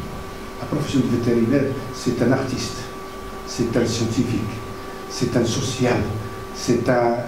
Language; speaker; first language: French; non-native, local second language; Arabic